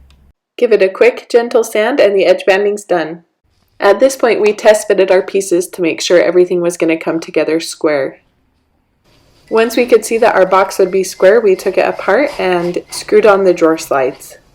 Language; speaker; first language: English; native; English